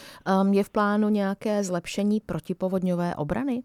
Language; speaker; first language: Czech; native; Czech